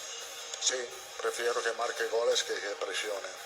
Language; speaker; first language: Spanish; non-native, fluent; Italian